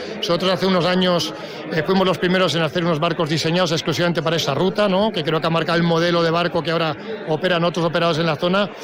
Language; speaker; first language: Spanish; non-native, local second language; Catalan